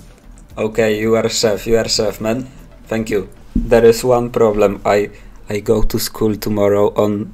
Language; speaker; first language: English; non-native, learner; Polish